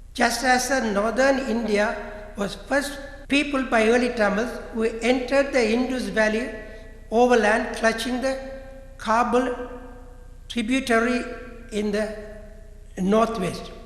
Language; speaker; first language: English; non-native, local second language; Tamil